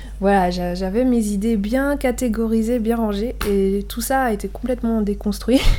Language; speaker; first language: French; native; French